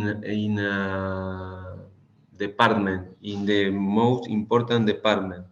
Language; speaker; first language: English; non-native, learner; Spanish